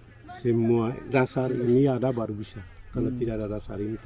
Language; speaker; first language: Indonesian; non-native, local second language; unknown